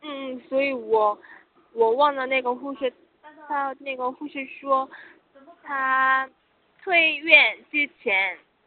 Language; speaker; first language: Chinese; non-native, learner; Korean